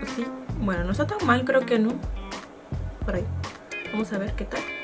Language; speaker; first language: Spanish; native; Spanish